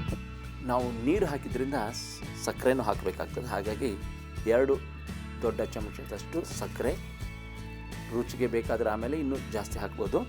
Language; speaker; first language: Kannada; native; Kannada